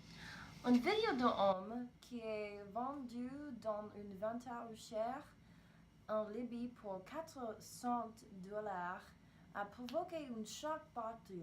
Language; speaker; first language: French; non-native, learner; English